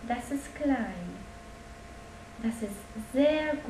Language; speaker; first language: German; non-native, fluent; Polish